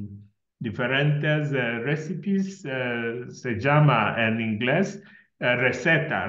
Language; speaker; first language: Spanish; non-native, learner; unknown